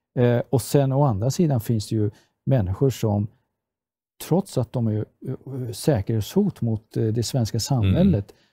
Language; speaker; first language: Swedish; non-native, fluent; Persian